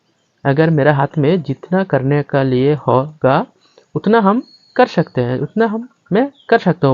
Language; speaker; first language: Hindi; non-native, local second language; Bangla